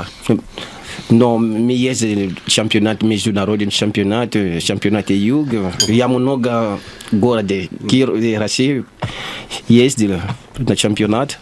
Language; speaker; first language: Russian; non-native, learner; Lingala